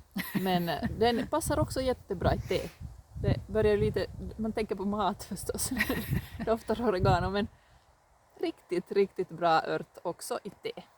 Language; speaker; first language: Swedish; non-native, local second language; Finnish